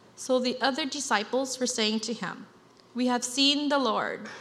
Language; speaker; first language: English; early bilingual, other home language; Khmer